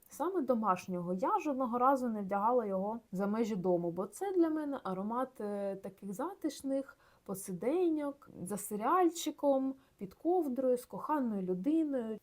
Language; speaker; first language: Ukrainian; non-native, local second language; Russian